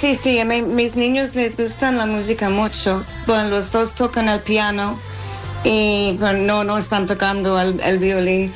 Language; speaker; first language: Spanish; non-native, local second language; English